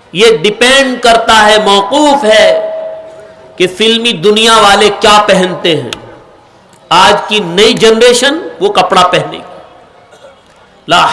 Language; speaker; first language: Urdu; native; Urdu